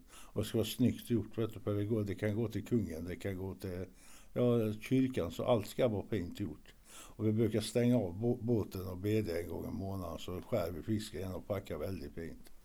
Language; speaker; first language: Swedish; early bilingual, other home language; Norwegian